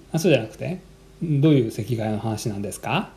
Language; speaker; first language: Japanese; native; Japanese